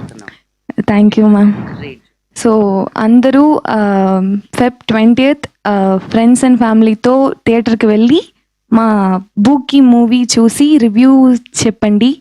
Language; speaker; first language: Telugu; non-native, local second language; Tamil